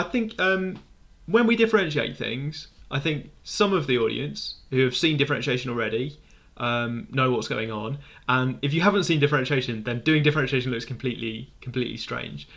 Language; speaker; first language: English; native; English